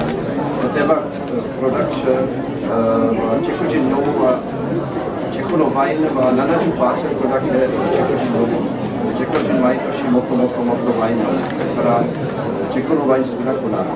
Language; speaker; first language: Japanese; non-native, learner; Czech